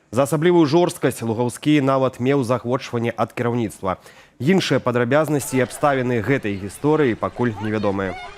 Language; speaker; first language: Belarusian; native; Belarusian